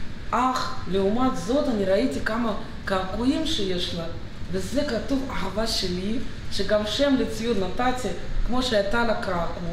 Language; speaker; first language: Hebrew; non-native, fluent; Russian